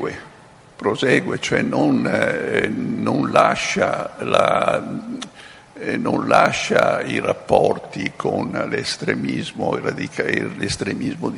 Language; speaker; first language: Italian; native; Italian